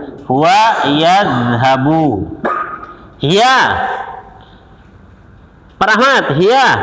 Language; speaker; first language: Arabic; non-native, fluent; Indonesian